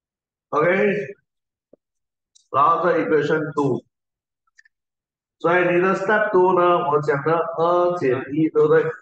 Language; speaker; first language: Chinese; native; Chinese